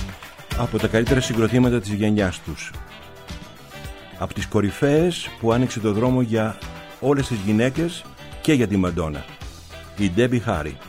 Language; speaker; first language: Greek; native; Greek